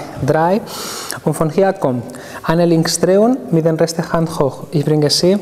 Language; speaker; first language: German; non-native, fluent; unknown